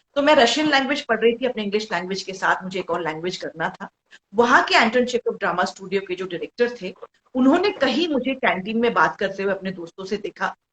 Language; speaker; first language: Hindi; non-native, local second language; Bangla